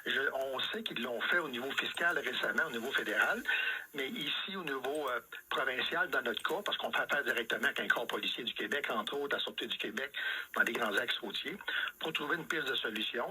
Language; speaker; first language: French; native; French